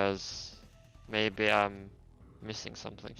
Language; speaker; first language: English; non-native, fluent; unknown